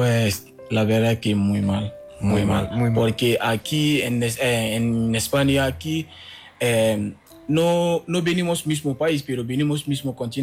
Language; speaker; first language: Spanish; non-native, learner; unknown